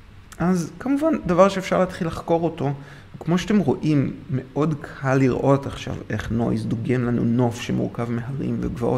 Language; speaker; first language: Hebrew; native; Hebrew